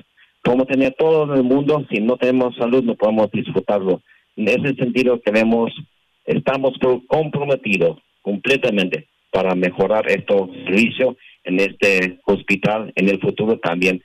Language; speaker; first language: Spanish; non-native, local second language; Portuguese